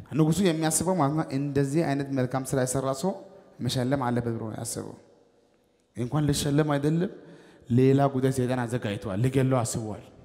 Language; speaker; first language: Amharic; non-native, local second language; Wolaytta